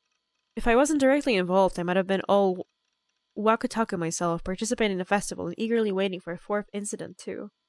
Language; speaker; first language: English; non-native, fluent; Polish